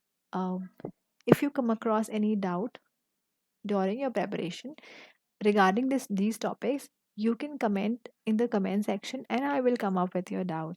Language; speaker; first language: English; non-native, local second language; Hindi